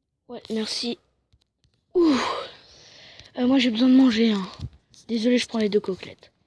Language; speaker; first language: French; native; French